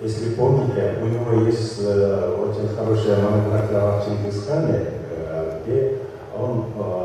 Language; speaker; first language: Russian; non-native, local second language; Kyrgyz